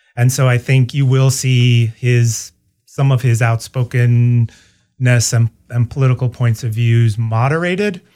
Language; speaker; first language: English; native; English